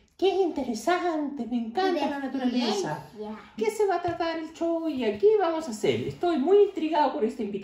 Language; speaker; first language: Spanish; native; Spanish